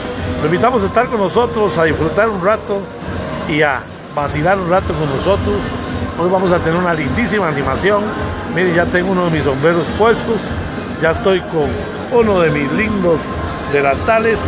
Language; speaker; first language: Spanish; native; Spanish